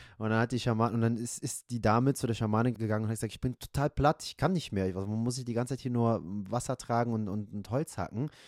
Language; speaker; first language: German; native; German